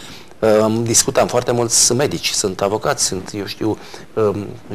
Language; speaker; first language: Romanian; native; Romanian